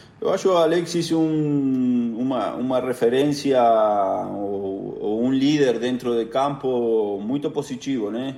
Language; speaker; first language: Portuguese; non-native, learner; Spanish